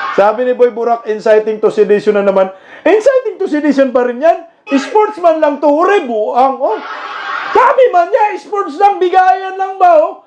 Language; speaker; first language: Filipino; non-native, local second language; Cebuano